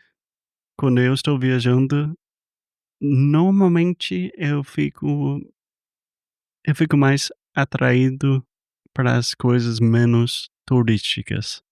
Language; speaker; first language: Portuguese; non-native, fluent; English